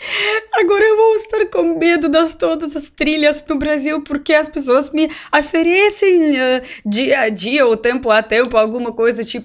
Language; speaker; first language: Portuguese; non-native, learner; Russian